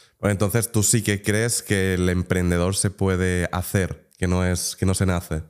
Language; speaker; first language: Spanish; native; Spanish